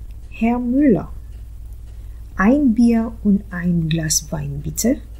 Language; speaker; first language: German; non-native, fluent; Filipino